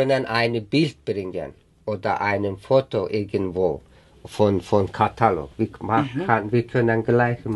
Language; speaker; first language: German; non-native, learner; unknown